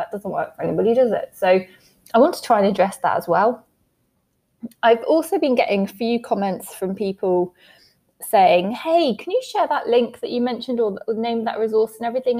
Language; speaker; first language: English; native; English